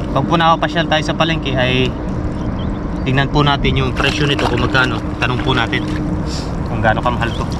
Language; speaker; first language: Filipino; native; Filipino